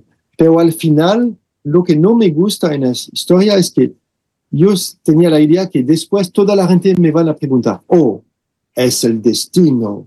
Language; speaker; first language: Spanish; non-native, fluent; French